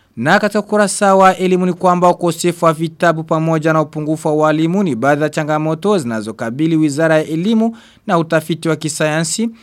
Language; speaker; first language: Swahili; non-native, local second language; Rundi